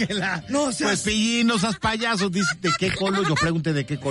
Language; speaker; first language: Spanish; native; Spanish